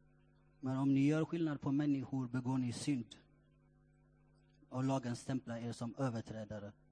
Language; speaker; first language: Swedish; non-native, fluent; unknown